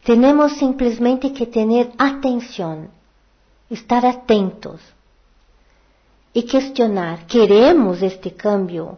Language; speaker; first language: Portuguese; non-native, learner; Spanish